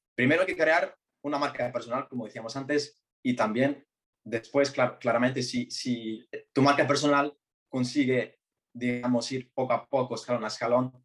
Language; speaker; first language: Spanish; early bilingual, other home language; Arabic